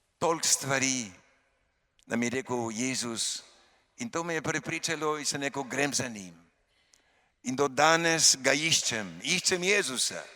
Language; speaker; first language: Slovenian; early bilingual, heritage; Slovenian